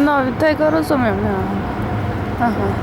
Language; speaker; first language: Polish; early bilingual, heritage; English